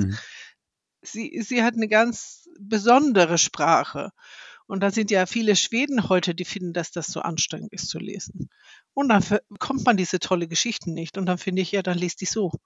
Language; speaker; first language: German; non-native, fluent; Swedish